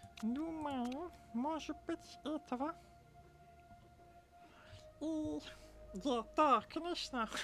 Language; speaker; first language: Russian; non-native, learner; English